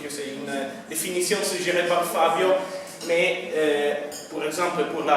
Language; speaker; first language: French; non-native, fluent; Italian